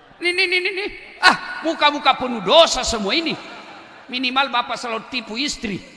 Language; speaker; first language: Indonesian; non-native, local second language; Buginese